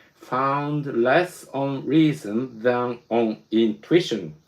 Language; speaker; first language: English; non-native, learner; Japanese